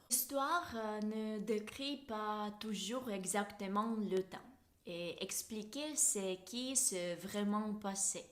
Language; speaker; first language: French; non-native, fluent; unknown